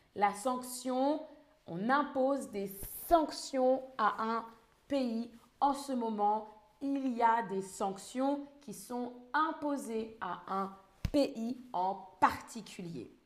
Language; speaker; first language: French; native; French